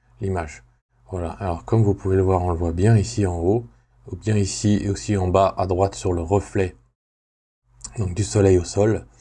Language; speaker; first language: French; native; French